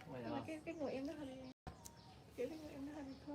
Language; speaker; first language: Vietnamese; native; Vietnamese